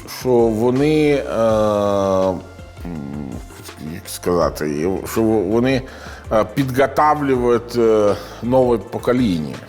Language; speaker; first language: Ukrainian; non-native, learner; Italian